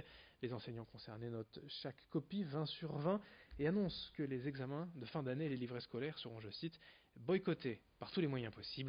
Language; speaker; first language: French; native; French